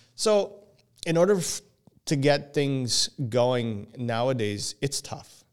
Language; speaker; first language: English; non-native, fluent; Portuguese